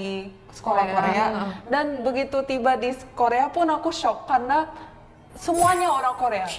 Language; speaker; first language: Indonesian; early bilingual, other home language; Korean